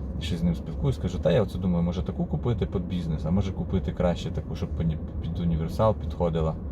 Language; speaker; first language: Ukrainian; non-native, local second language; Russian